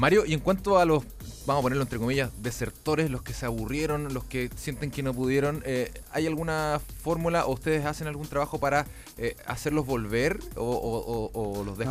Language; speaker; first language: Spanish; native; Spanish